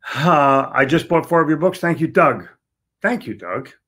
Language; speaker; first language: English; native; English